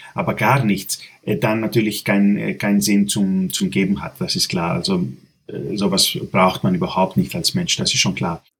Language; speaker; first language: German; non-native, fluent; Greek